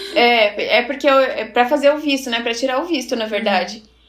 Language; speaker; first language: Portuguese; native; Portuguese